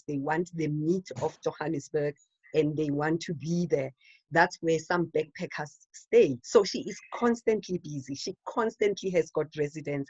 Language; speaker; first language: English; non-native, local second language; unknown